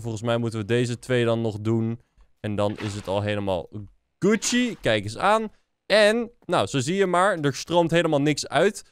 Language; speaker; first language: Dutch; native; Dutch